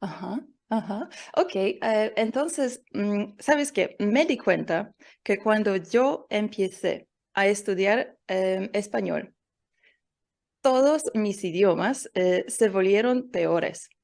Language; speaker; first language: Spanish; non-native, learner; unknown